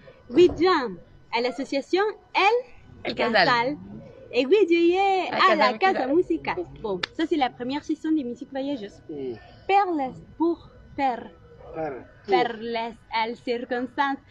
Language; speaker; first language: French; non-native, local second language; Spanish